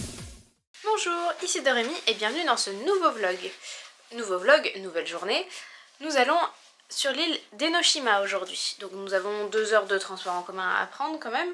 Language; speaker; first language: French; native; French